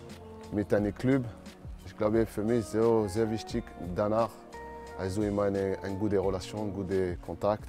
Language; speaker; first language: German; non-native, learner; French